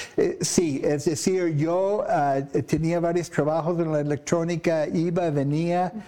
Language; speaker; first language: Spanish; non-native, fluent; English